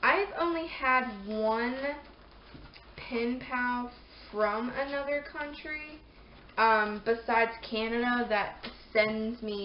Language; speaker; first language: English; native; English